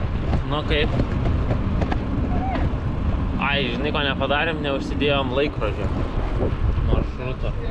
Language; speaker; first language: Lithuanian; native; Lithuanian